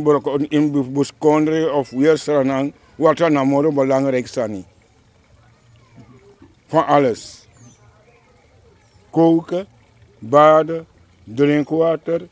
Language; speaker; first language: Dutch; non-native, local second language; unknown